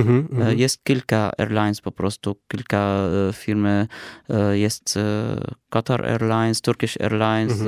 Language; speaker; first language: Polish; non-native, fluent; Arabic